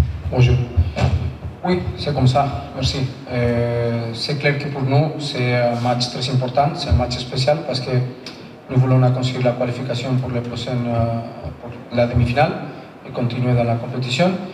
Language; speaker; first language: French; non-native, learner; Spanish